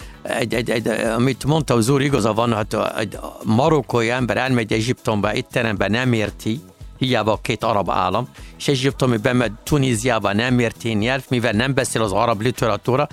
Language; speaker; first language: Hungarian; non-native, learner; Arabic